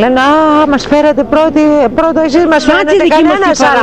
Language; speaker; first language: Greek; native; Greek